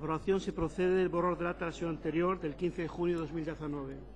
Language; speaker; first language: Spanish; native; Spanish